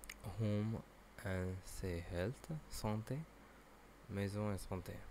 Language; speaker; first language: French; non-native, learner; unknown